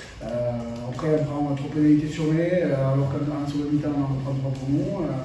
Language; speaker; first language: French; native; French